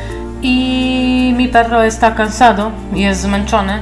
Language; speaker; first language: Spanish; non-native, fluent; Polish